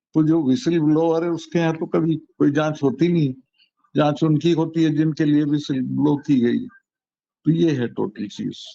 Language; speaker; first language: Hindi; native; Hindi